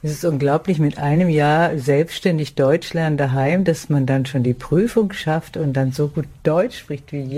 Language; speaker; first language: German; native; German